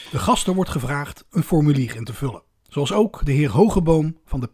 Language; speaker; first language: Dutch; native; Dutch